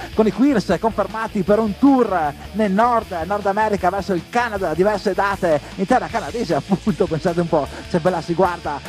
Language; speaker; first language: Italian; native; Italian